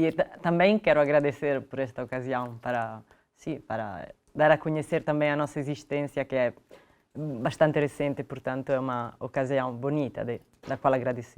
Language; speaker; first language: Portuguese; non-native, fluent; Italian